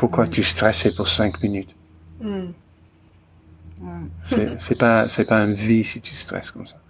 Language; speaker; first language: French; non-native, learner; English